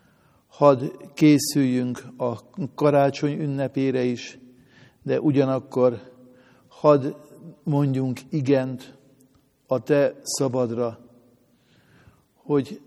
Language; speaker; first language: Hungarian; native; Hungarian